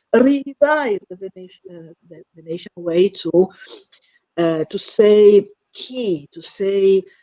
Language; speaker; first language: English; non-native, fluent; Italian